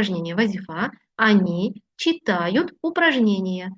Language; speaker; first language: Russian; non-native, fluent; Uzbek